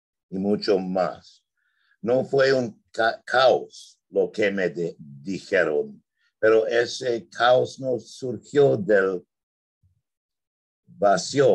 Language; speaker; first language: Spanish; non-native, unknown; English